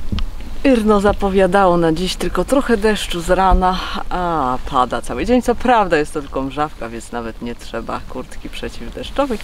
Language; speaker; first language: Polish; native; Polish